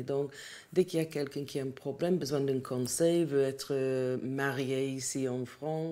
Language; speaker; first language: French; non-native, learner; English